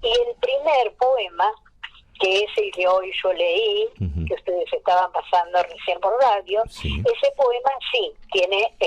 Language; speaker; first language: Spanish; native; Spanish